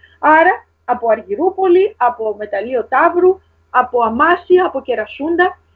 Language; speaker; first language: Greek; native; Greek